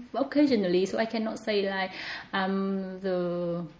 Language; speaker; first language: English; non-native, fluent; Vietnamese